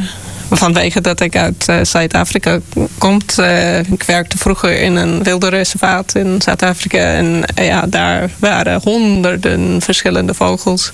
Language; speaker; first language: Dutch; non-native, fluent; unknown